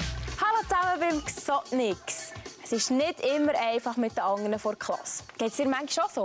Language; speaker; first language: German; native; German